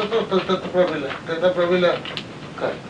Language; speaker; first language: Russian; non-native, learner; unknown